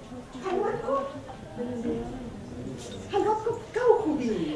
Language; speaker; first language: Finnish; non-native, learner; Spanish